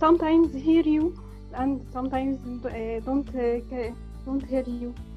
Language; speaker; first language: English; non-native, learner; Arabic